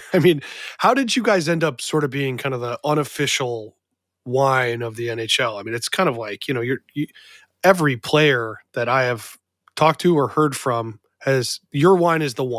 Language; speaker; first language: English; native; English